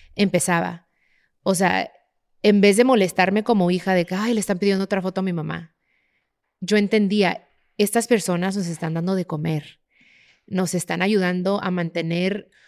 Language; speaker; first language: Spanish; early bilingual, other home language; English